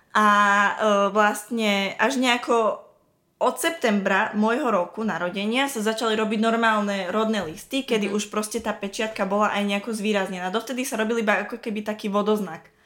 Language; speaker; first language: Slovak; native; Slovak